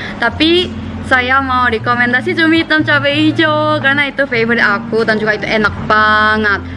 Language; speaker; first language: Indonesian; non-native, fluent; Korean